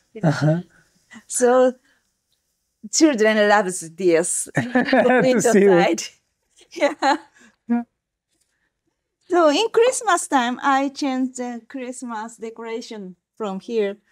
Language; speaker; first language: English; non-native, learner; Japanese